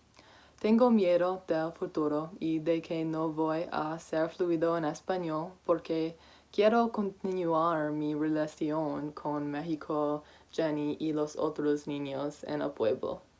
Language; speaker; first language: Spanish; non-native, learner; English